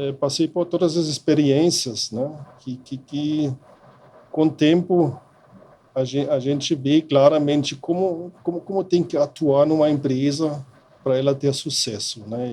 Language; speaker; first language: Portuguese; non-native, fluent; German